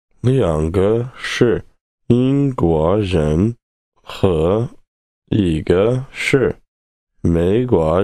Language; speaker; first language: Chinese; non-native, learner; English